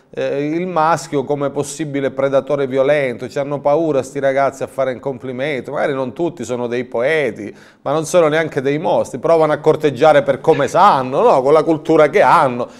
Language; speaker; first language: Italian; native; Italian